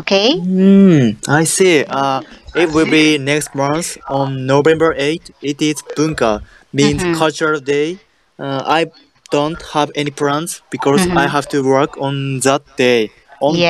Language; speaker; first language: English; non-native, learner; Japanese